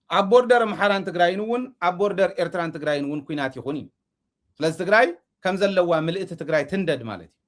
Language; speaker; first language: Tigrinya; native; Tigrinya